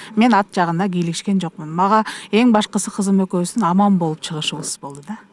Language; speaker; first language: Kyrgyz; native; Kyrgyz